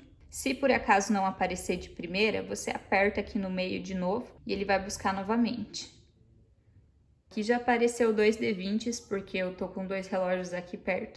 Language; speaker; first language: Portuguese; native; Portuguese